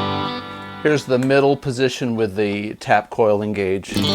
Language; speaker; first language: English; native; English